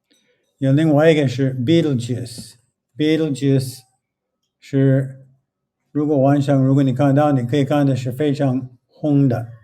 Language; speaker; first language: Chinese; non-native, fluent; English